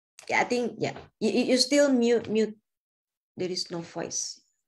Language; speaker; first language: English; non-native, fluent; Indonesian